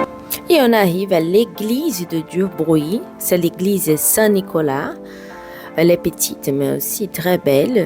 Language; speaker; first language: French; non-native, fluent; Portuguese